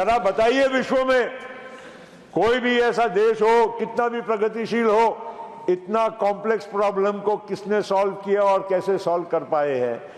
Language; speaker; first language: Hindi; non-native, local second language; Gujarati